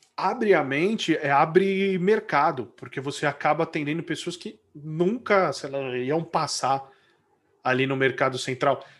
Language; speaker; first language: Portuguese; native; Portuguese